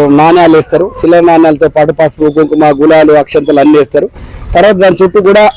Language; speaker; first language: Telugu; native; Telugu